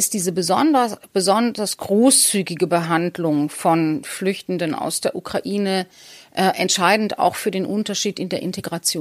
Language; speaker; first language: German; native; German